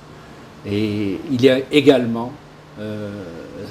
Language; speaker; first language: French; native; French